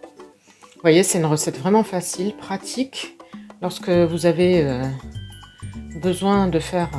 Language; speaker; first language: French; native; French